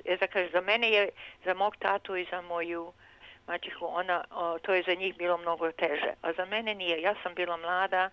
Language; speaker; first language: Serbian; early bilingual, heritage; Serbian